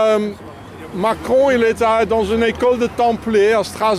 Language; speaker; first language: French; non-native, fluent; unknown